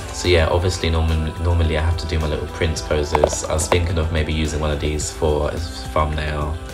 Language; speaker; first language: English; native; English